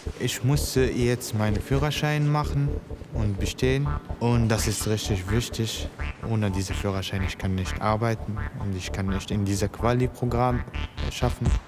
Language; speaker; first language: German; non-native, learner; Arabic